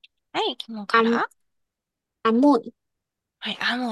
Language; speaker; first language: Japanese; non-native, fluent; Chinese